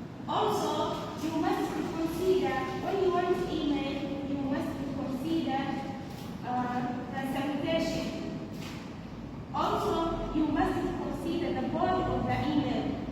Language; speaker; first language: English; non-native, local second language; Swahili